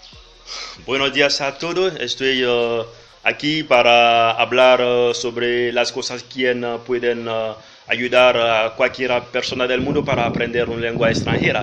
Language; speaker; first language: Spanish; non-native, learner; French